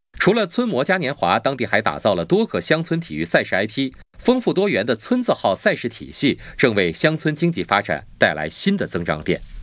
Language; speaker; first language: Chinese; native; Chinese